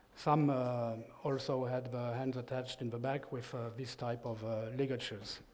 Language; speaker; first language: English; non-native, fluent; French